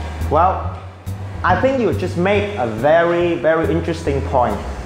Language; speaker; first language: English; non-native, fluent; Vietnamese